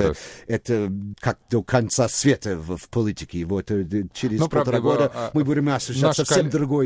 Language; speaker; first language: Russian; non-native, fluent; English